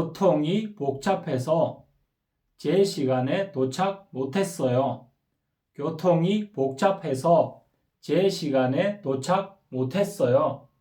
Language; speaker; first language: Korean; non-native, fluent; Kyrgyz